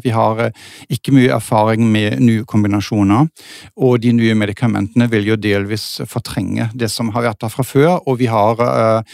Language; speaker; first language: Norwegian; non-native, fluent; German